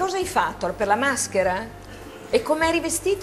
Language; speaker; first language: Italian; native; Italian